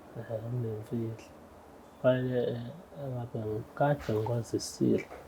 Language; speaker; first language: Zulu; native; Zulu